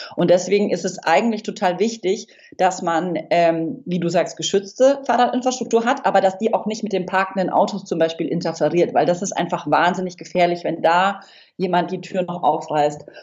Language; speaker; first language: German; non-native, fluent; English